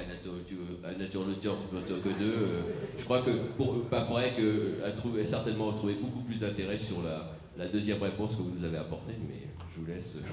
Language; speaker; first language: French; native; French